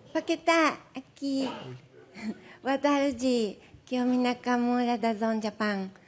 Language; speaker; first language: Portuguese; non-native, fluent; Japanese